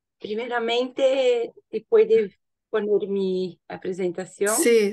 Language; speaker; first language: Spanish; non-native, learner; Portuguese